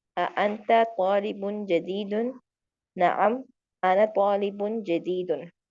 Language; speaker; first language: Arabic; non-native, learner; Hindi